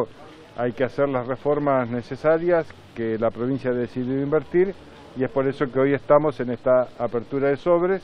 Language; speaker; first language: Spanish; native; Spanish